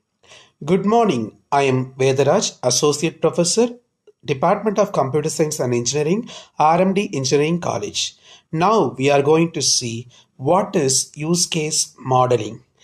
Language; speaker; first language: English; non-native, local second language; Tamil